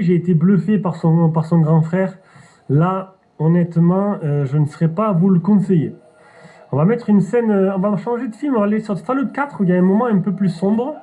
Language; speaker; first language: French; native; French